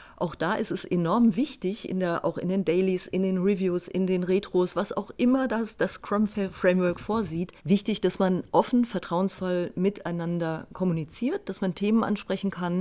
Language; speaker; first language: German; native; German